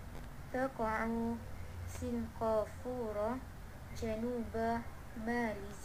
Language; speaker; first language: Arabic; non-native, learner; Malay